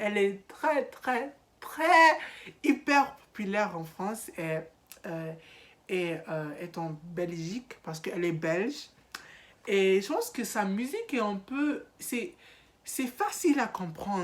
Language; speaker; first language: French; non-native, learner; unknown